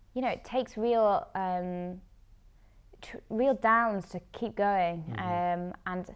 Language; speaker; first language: English; native; English